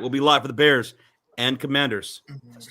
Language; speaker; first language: English; native; English